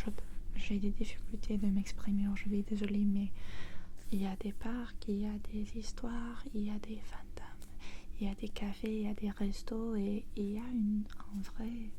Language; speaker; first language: French; non-native, fluent; English